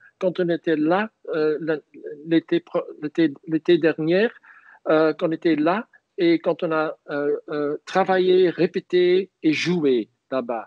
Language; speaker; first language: French; non-native, fluent; Dutch